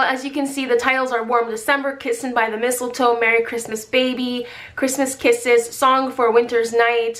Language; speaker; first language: English; native; English